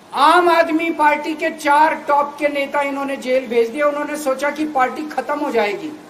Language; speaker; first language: Hindi; native; Hindi